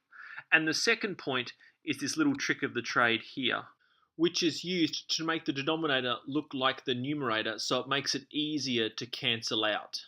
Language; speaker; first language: English; native; English